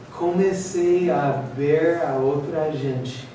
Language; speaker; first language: Portuguese; non-native, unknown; English